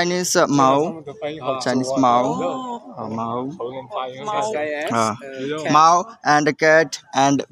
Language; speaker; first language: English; non-native, learner; Bangla